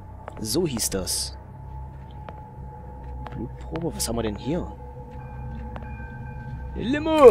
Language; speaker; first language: German; native; German